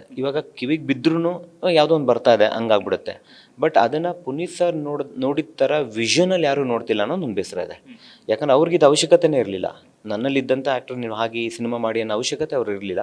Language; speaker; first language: Kannada; native; Kannada